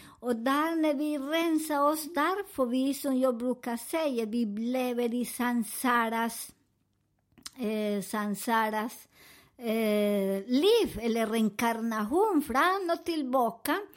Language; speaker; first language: Swedish; non-native, learner; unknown